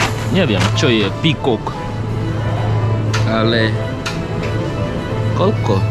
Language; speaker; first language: Slovak; non-native, learner; English